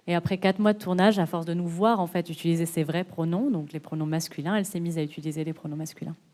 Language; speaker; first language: French; native; French